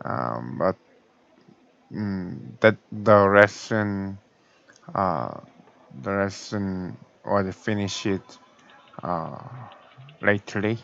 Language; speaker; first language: English; non-native, learner; Korean